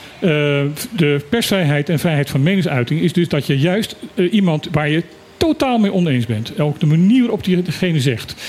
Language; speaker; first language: Dutch; non-native, local second language; Papiamento